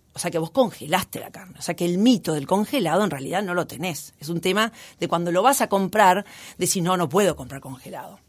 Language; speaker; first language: Spanish; native; Spanish